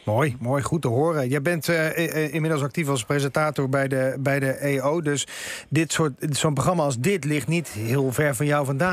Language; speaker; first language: Dutch; native; Dutch